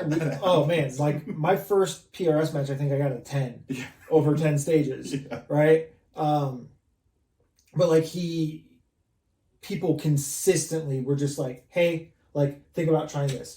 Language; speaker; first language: English; native; English